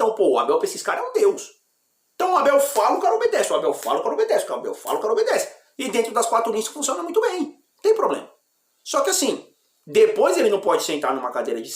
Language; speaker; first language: Portuguese; native; Portuguese